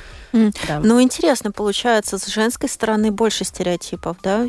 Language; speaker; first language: Russian; native; Russian